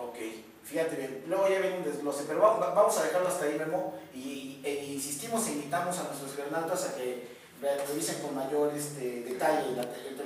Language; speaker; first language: Spanish; native; Spanish